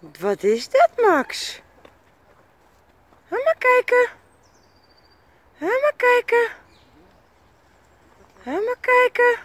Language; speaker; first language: Dutch; native; Dutch